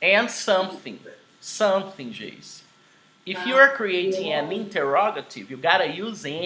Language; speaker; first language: English; non-native, fluent; Portuguese